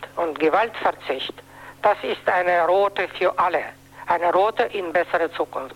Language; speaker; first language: German; non-native, fluent; Russian